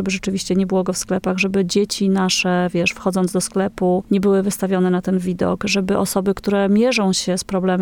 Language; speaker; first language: Polish; native; Polish